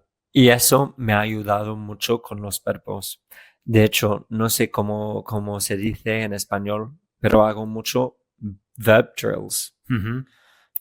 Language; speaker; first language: Spanish; non-native, fluent; English